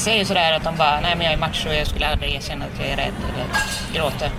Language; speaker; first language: Swedish; native; Swedish